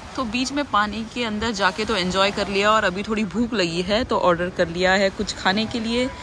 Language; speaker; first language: Hindi; native; Hindi